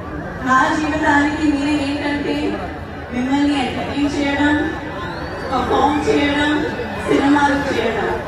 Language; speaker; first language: Telugu; non-native, learner; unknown